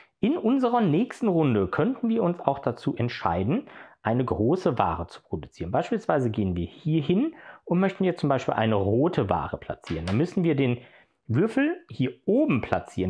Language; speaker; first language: German; native; German